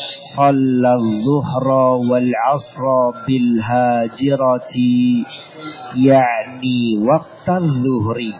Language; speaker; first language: Arabic; non-native, fluent; Indonesian